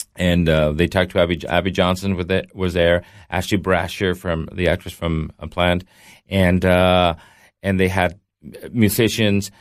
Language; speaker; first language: English; early bilingual, heritage; Spanish